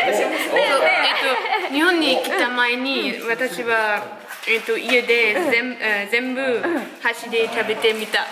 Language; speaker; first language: Japanese; non-native, learner; German